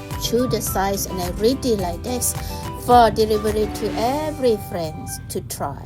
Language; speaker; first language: English; non-native, learner; Thai